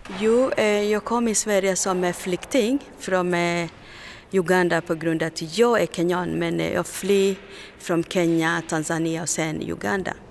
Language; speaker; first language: Swedish; non-native, learner; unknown